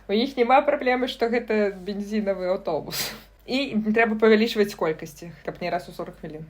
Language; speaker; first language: Belarusian; non-native, local second language; Russian